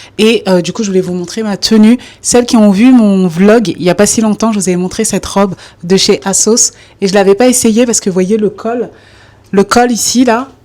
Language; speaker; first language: French; native; French